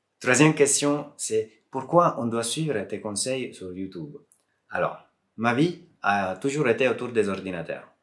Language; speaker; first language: French; non-native, fluent; Italian